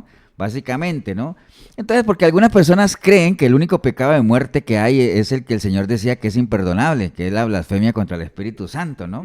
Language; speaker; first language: Spanish; native; Spanish